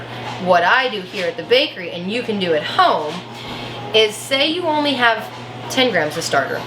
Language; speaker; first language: English; native; English